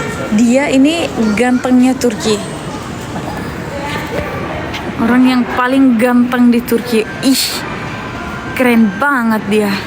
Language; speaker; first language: Indonesian; non-native, learner; Turkish